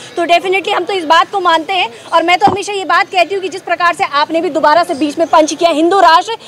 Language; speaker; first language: Hindi; native; Hindi